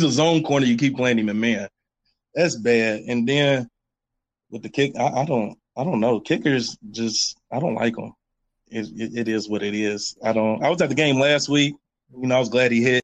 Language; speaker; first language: English; native; English